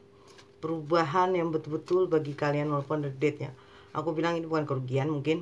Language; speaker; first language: Indonesian; native; Indonesian